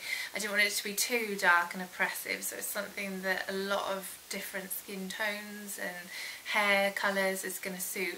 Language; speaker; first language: English; native; English